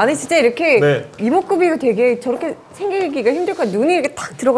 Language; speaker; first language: Korean; native; Korean